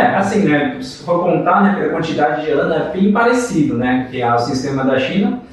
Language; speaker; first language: Portuguese; non-native, fluent; Chinese